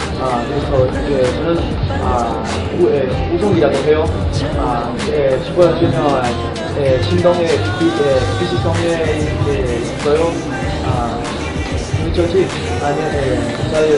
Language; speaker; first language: Korean; non-native, learner; Spanish